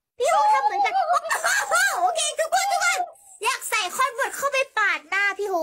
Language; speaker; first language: Thai; early bilingual, other home language; Korean